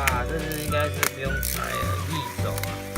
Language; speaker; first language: Chinese; native; Chinese